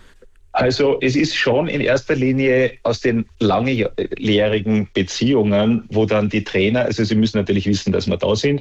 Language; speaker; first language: German; native; German